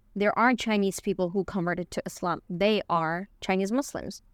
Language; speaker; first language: English; non-native, fluent; Chinese